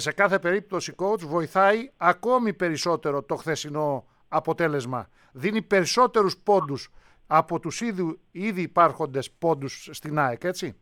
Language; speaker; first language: Greek; native; Greek